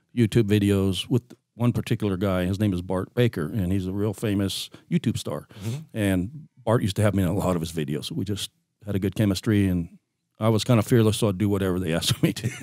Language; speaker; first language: English; native; English